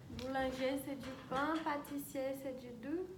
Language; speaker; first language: French; non-native, learner; Portuguese